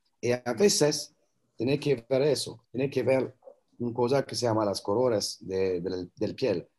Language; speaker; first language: Spanish; non-native, learner; French